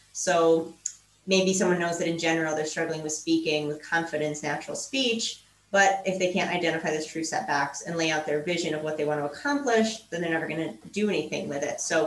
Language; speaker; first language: English; native; English